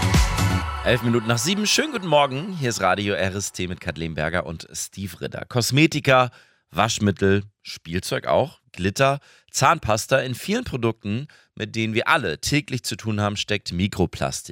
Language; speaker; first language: German; native; German